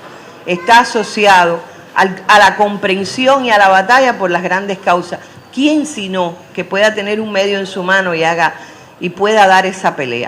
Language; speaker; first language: Spanish; native; Spanish